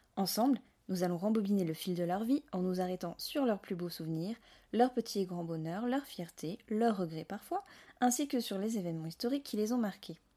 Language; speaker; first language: French; native; French